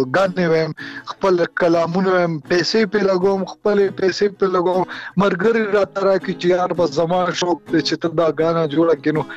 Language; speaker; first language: Pashto; native; Pashto